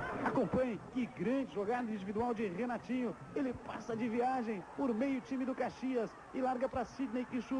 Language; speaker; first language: Portuguese; native; Portuguese